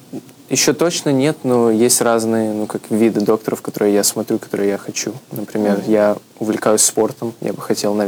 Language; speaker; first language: Russian; early bilingual, heritage; Russian